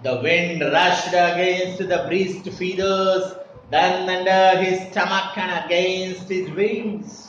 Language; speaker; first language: English; non-native, local second language; Marathi